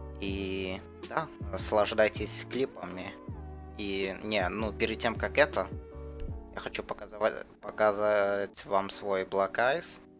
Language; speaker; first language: Russian; early bilingual, heritage; Russian